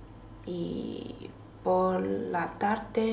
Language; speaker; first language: Spanish; non-native, learner; Chinese